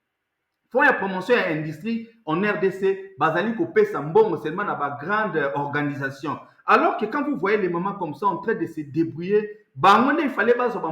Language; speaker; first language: French; non-native, local second language; Lingala